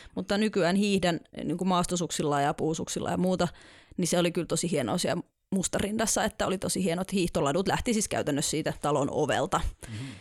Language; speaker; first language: Finnish; native; Finnish